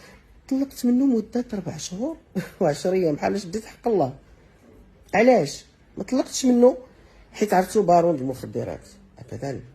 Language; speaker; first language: Arabic; native; Arabic